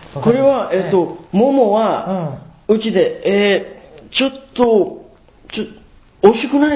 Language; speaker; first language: Japanese; non-native, learner; Burmese